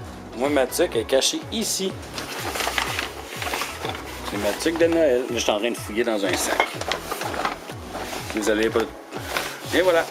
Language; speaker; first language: French; native; French